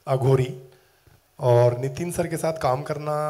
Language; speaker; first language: Hindi; native; Hindi